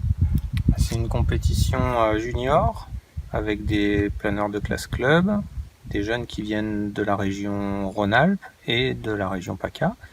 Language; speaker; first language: French; native; French